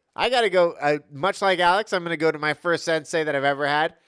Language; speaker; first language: English; native; English